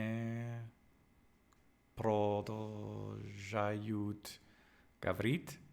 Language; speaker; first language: Russian; non-native, learner; English